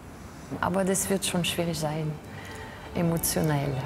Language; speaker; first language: German; non-native, fluent; French